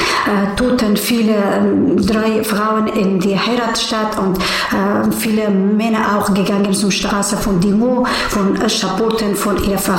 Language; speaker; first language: German; non-native, learner; Persian